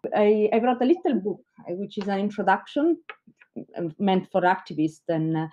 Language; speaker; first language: English; non-native, fluent; Italian